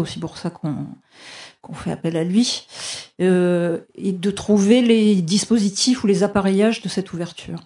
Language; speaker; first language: French; native; French